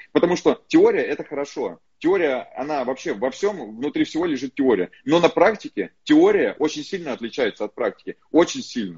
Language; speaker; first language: Russian; native; Russian